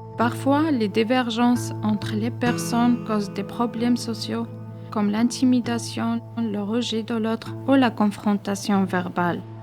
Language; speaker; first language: French; non-native, learner; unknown